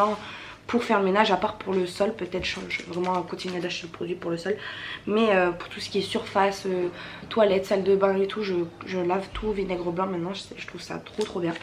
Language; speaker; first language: French; native; French